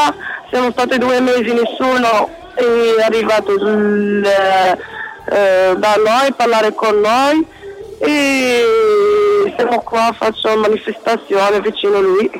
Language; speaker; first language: Italian; non-native, learner; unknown